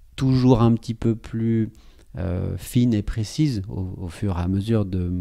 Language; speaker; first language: French; native; French